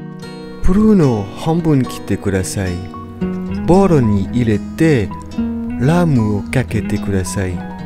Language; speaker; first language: Japanese; non-native, learner; French